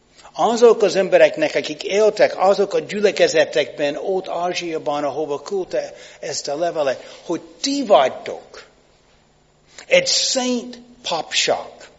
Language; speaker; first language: Hungarian; non-native, fluent; English